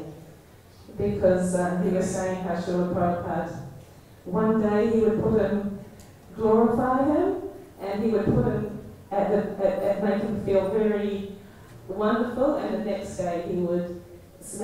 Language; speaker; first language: English; native; English